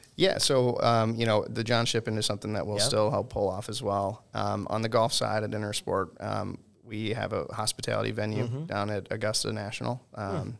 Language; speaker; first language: English; native; English